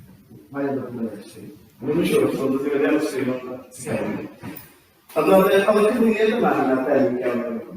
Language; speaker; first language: Welsh; native; Welsh